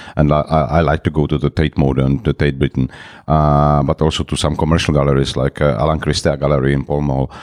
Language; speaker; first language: English; non-native, fluent; Czech